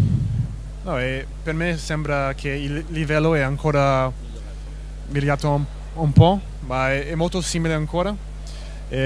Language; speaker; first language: Italian; non-native, fluent; English